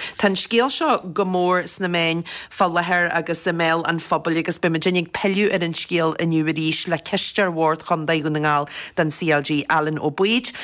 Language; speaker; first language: Irish; native; Irish